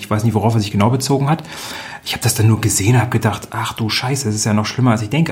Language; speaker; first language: German; native; German